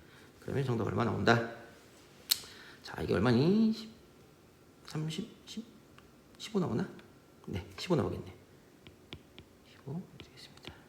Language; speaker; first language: Korean; native; Korean